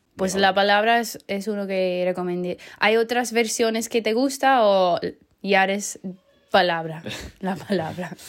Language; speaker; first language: Spanish; non-native, fluent; English